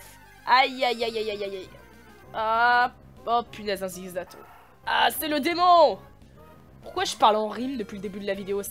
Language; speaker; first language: French; native; French